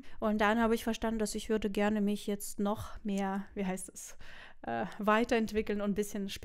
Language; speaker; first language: German; non-native, fluent; Russian